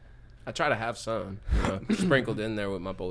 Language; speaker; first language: English; native; English